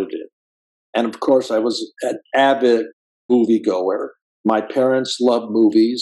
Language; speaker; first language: English; native; English